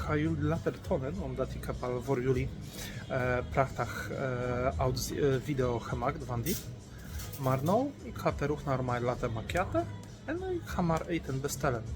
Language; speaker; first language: Dutch; non-native, learner; Polish